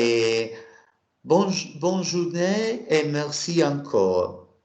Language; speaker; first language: French; non-native, learner; Italian